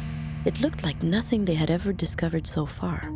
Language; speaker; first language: English; native; English